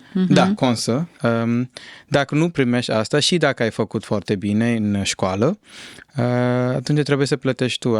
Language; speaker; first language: Romanian; non-native, fluent; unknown